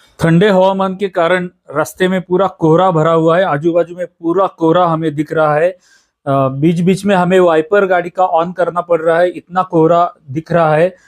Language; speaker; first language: Hindi; non-native, local second language; Marathi